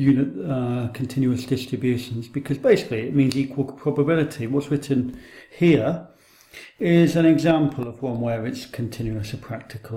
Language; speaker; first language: English; native; English